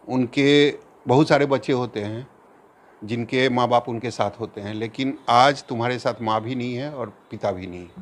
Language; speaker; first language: Hindi; native; Hindi